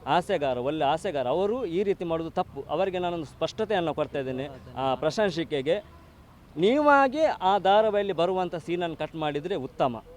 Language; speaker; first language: Kannada; non-native, local second language; Tulu